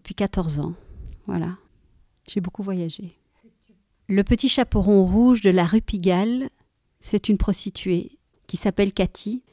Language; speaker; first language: French; native; French